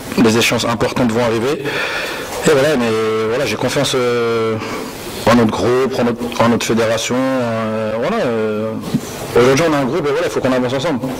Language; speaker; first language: French; non-native, local second language; Arabic